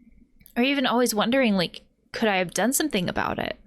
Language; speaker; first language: English; native; English